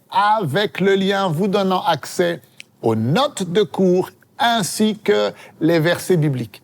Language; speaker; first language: French; native; French